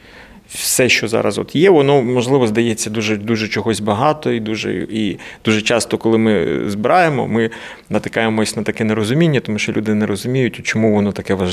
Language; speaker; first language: Ukrainian; native; Ukrainian